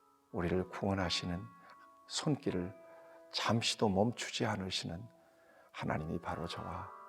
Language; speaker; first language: Korean; native; Korean